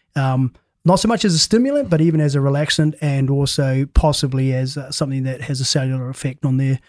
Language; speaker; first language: English; native; English